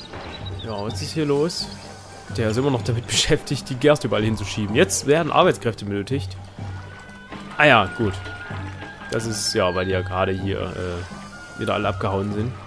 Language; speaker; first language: German; native; German